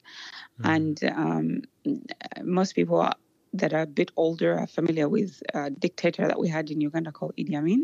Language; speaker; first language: English; non-native, local second language; Ganda